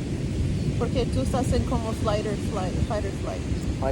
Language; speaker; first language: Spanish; early bilingual, heritage; Spanish